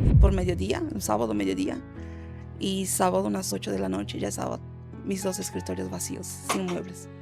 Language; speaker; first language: Spanish; early bilingual, heritage; Spanish